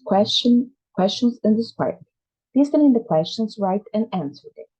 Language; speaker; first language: English; non-native, fluent; Portuguese